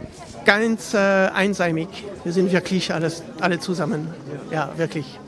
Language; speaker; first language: German; non-native, local second language; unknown